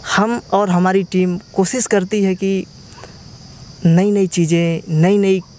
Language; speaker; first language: Hindi; native; Hindi